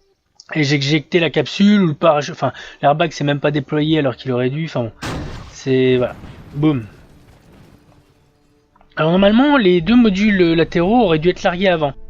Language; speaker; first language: French; native; French